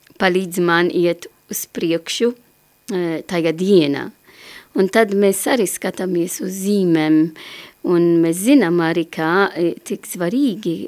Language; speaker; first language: Latvian; non-native, learner; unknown